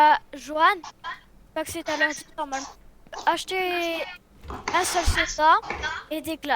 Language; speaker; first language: French; native; French